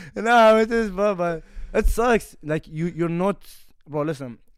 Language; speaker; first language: English; non-native, fluent; Arabic